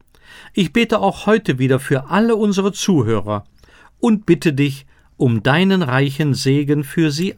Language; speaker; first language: German; native; German